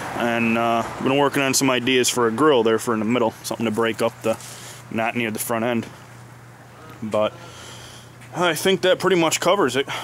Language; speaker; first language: English; native; English